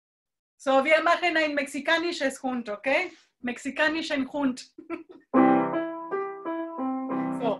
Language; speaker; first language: German; non-native, fluent; Spanish